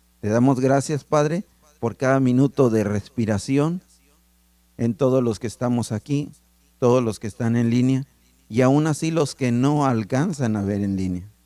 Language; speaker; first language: Spanish; native; Spanish